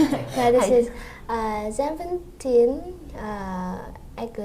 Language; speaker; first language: English; non-native, learner; Indonesian